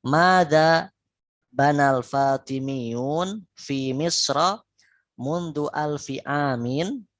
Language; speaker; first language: Arabic; non-native, fluent; Indonesian